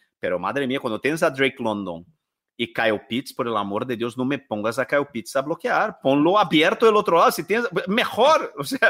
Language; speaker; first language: Spanish; non-native, fluent; Portuguese